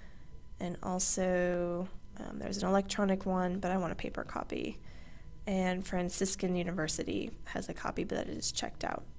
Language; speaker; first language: English; native; English